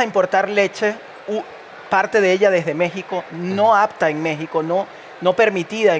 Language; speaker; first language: Spanish; native; Spanish